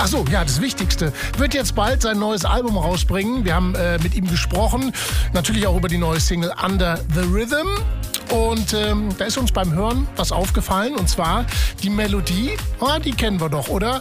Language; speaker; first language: German; native; German